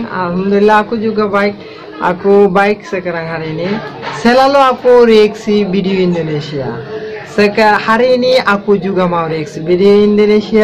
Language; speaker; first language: Indonesian; non-native, learner; Bangla